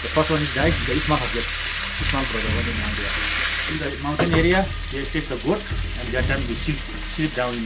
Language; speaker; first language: English; non-native, learner; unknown